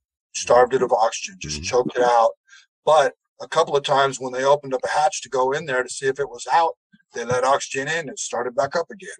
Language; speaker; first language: English; native; English